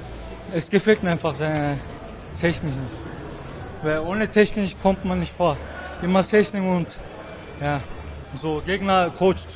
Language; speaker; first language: German; non-native, local second language; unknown